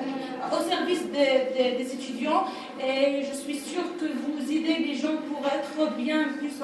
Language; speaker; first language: French; non-native, learner; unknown